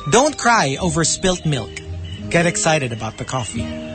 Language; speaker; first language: English; non-native, local second language; Filipino